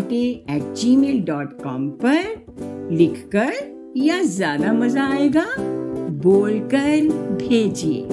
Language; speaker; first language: Hindi; native; Hindi